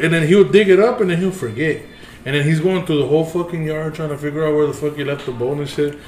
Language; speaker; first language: English; early bilingual, other home language; Spanish